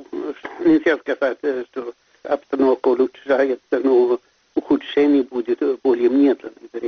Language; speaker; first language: Russian; non-native, fluent; Swedish